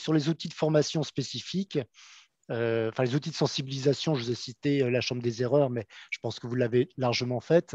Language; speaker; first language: French; native; French